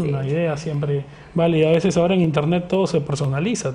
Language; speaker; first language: Spanish; native; Spanish